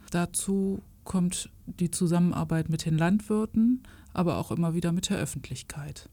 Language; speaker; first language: German; native; German